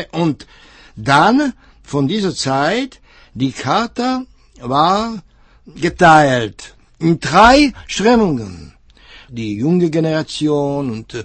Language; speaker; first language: German; non-native, fluent; Czech